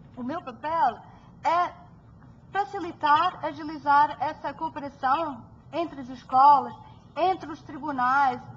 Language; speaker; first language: Portuguese; early bilingual, heritage; Portuguese